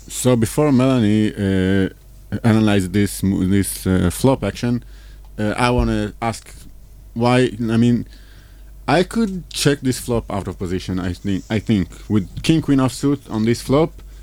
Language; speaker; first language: English; non-native, fluent; Hebrew